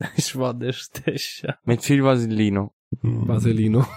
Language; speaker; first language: German; non-native, fluent; Italian